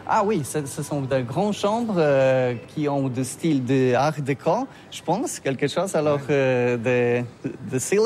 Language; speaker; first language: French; non-native, learner; Polish